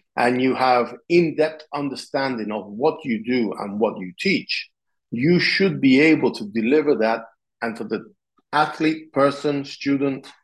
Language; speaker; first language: English; non-native, fluent; Italian